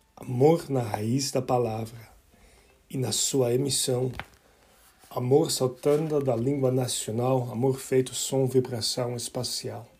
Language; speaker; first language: Portuguese; early bilingual, other home language; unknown